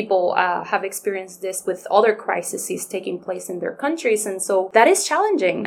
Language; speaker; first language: English; non-native, fluent; Spanish